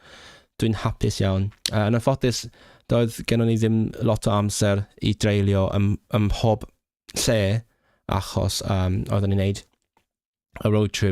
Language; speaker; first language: Welsh; non-native, fluent; Cantonese